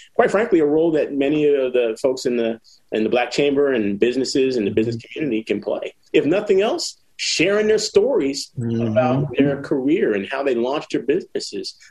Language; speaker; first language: English; native; English